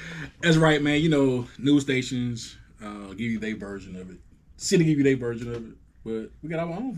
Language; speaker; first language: English; native; English